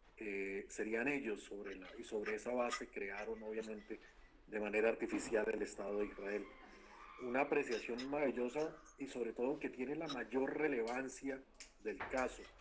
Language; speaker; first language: Spanish; native; Spanish